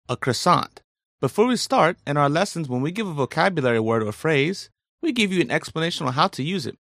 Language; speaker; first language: English; native; English